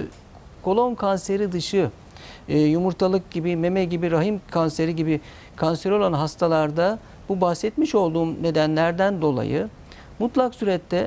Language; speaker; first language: Turkish; native; Turkish